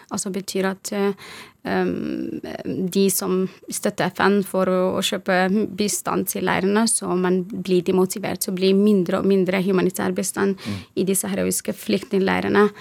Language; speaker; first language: Norwegian; non-native, fluent; Arabic